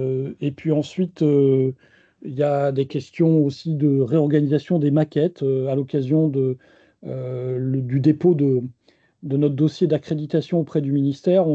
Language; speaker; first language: French; native; French